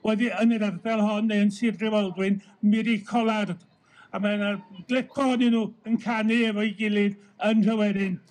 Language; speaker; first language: Welsh; native; Welsh